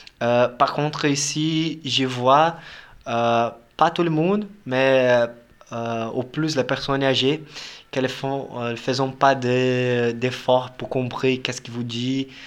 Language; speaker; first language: French; non-native, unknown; Portuguese